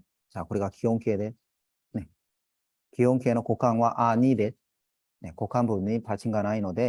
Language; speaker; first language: Japanese; non-native, fluent; Korean